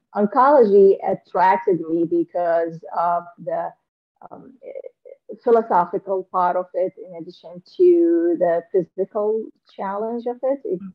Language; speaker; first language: English; non-native, fluent; Arabic